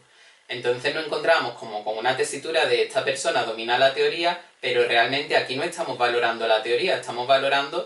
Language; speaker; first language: Spanish; native; Spanish